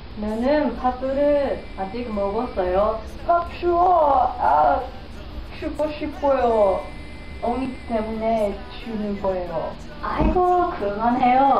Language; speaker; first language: Korean; non-native, learner; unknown